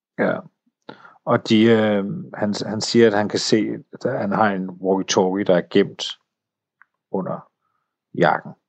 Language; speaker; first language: Danish; native; Danish